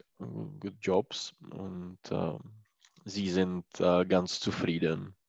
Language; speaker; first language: German; non-native, learner; Czech